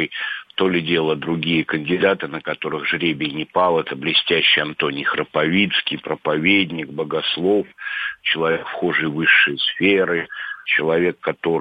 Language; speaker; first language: Russian; native; Russian